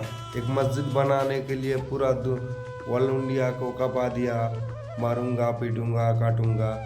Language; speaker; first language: Hindi; non-native, local second language; Bangla